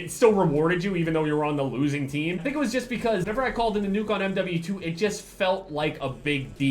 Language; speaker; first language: English; native; English